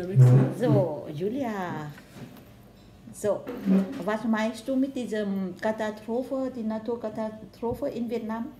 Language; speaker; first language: German; non-native, learner; Vietnamese